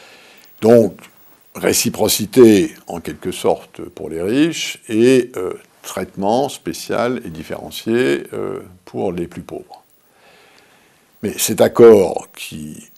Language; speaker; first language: French; native; French